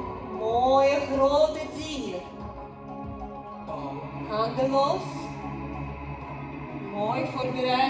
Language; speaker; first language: Dutch; non-native, learner; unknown